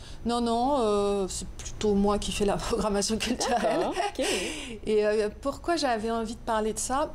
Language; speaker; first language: French; native; French